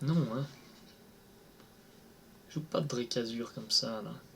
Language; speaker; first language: French; native; French